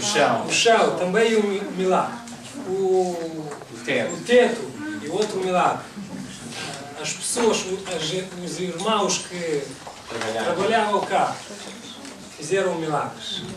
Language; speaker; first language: Portuguese; non-native, fluent; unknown